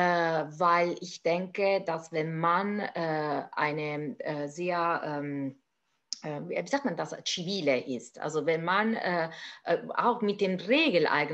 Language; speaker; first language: German; non-native, fluent; Italian